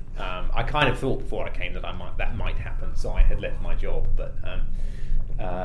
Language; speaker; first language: English; native; English